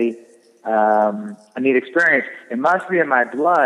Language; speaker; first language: English; native; English